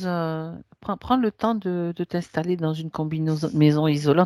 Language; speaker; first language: French; native; French